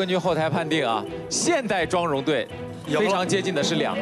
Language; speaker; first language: Chinese; native; Chinese